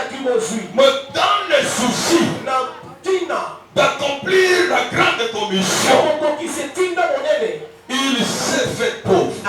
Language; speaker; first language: French; non-native, local second language; Lingala